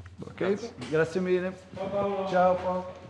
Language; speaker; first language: Italian; non-native, fluent; Portuguese